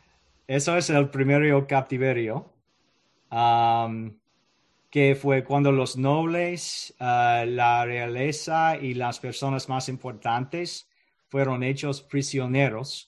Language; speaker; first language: Spanish; non-native, learner; English